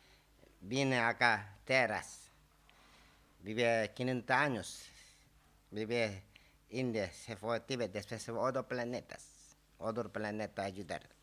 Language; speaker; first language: Spanish; non-native, learner; Tibetan